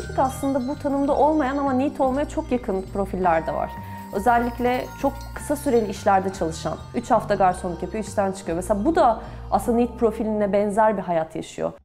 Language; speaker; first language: Turkish; native; Turkish